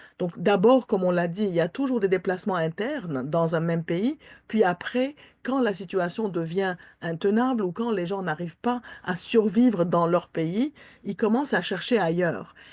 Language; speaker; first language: French; non-native, local second language; Armenian